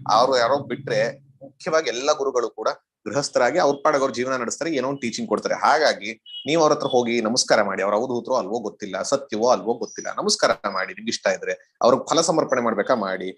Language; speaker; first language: Kannada; native; Kannada